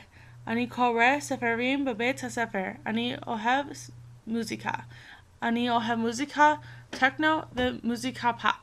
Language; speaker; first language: Hebrew; non-native, learner; English